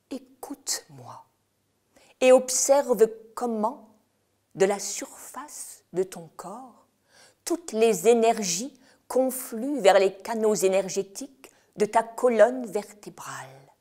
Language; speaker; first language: French; native; French